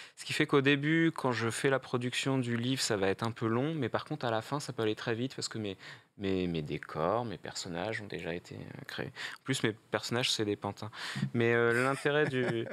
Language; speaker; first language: French; native; French